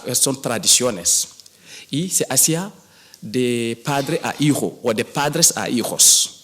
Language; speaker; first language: Spanish; non-native, fluent; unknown